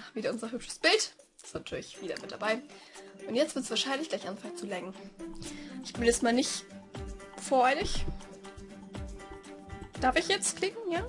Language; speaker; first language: German; native; German